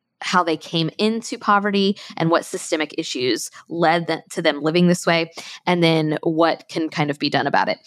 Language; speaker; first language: English; native; English